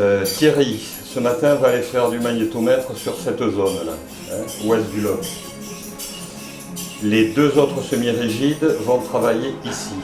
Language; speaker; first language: French; native; French